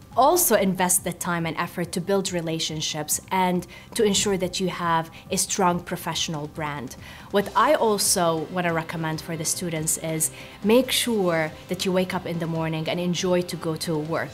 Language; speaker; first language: English; non-native, fluent; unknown